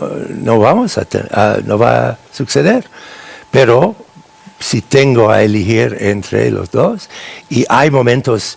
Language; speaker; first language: Spanish; non-native, fluent; English